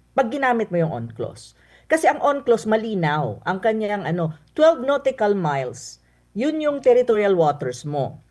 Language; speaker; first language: Filipino; non-native, local second language; Cebuano